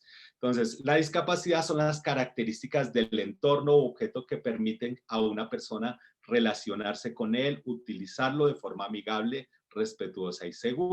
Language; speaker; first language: Spanish; native; Spanish